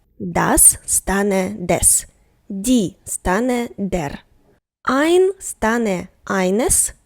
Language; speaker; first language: German; non-native, fluent; Ukrainian